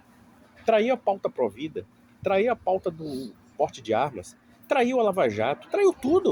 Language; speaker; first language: Portuguese; native; Portuguese